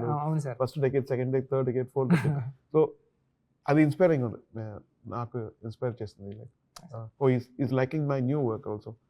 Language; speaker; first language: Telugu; non-native, learner; Tamil